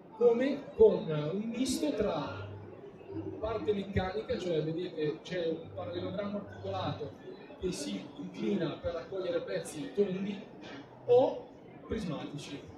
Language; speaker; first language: Italian; native; Italian